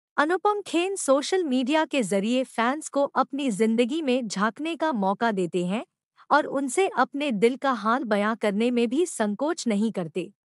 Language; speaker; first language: Hindi; native; Hindi